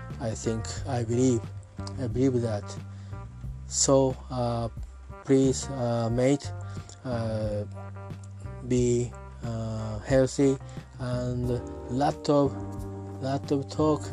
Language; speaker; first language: English; non-native, learner; Japanese